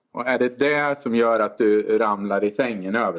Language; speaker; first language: Swedish; native; Swedish